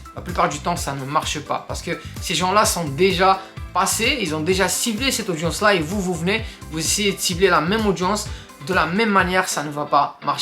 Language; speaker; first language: French; native; French